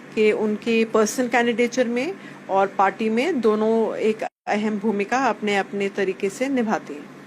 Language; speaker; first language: Hindi; non-native, local second language; Bangla